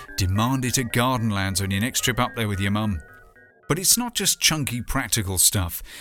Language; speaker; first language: English; native; English